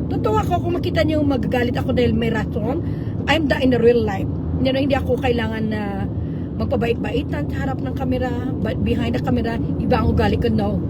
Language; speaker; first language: Filipino; native; Filipino